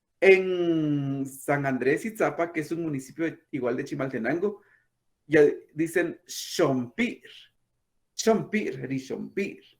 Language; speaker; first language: Spanish; non-native, local second language; Kaqchikel